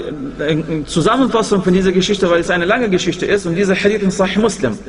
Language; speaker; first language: German; non-native, fluent; Arabic